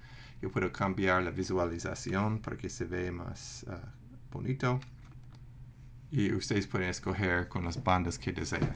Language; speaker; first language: Spanish; non-native, fluent; English